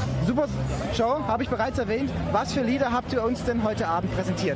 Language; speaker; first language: German; native; German